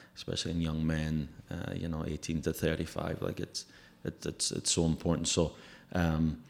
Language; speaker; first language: English; native; English